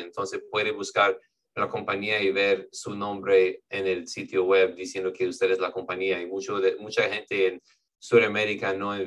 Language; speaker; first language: Spanish; non-native, fluent; English